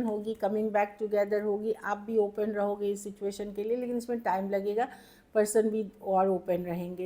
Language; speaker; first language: Hindi; native; Hindi